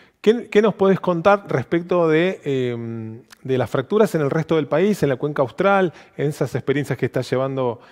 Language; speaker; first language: Spanish; native; Spanish